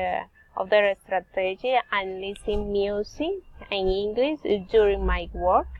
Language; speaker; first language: English; non-native, learner; Spanish